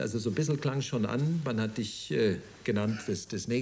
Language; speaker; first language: German; native; German